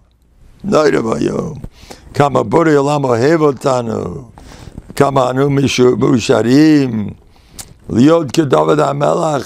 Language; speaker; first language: Hebrew; non-native, fluent; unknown